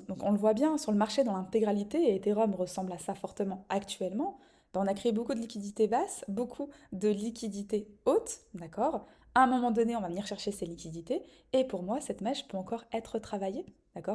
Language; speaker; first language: French; native; French